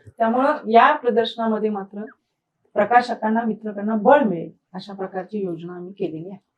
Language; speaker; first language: Marathi; native; Marathi